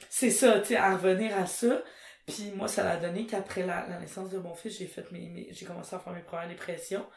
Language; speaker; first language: French; native; French